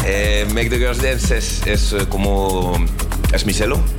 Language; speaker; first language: Spanish; non-native, learner; French